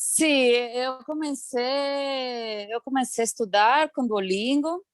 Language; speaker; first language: Portuguese; non-native, learner; Spanish